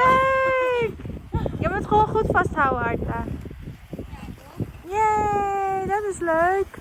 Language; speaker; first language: Dutch; non-native, learner; Filipino